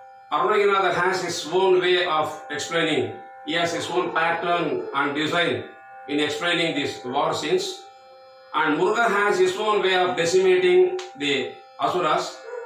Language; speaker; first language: English; non-native, local second language; Tamil